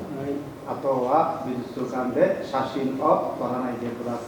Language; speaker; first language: Japanese; non-native, learner; Bangla